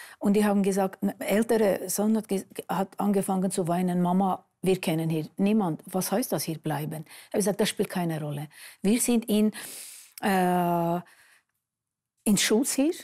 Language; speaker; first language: German; non-native, fluent; Armenian